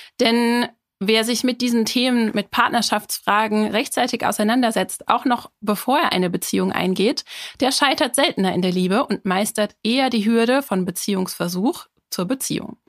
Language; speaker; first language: German; native; German